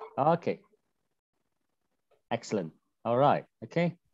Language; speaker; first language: English; non-native, fluent; Indonesian